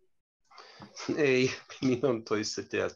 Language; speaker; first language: Finnish; non-native, learner; Russian